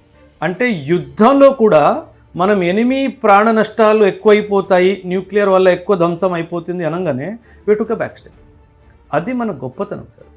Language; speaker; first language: Telugu; non-native, local second language; Punjabi